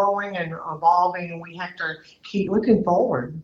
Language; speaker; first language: English; native; English